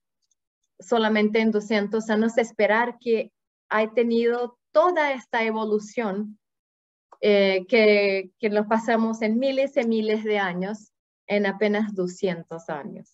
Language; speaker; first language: Spanish; non-native, fluent; Portuguese